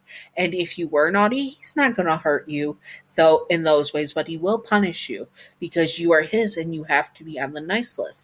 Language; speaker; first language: English; native; English